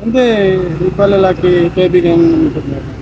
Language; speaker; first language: Filipino; non-native, learner; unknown